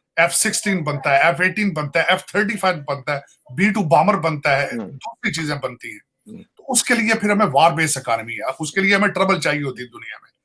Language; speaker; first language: Urdu; non-native, local second language; Punjabi